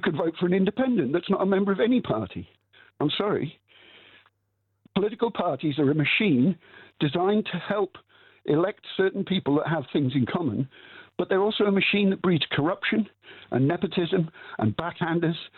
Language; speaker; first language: English; native; English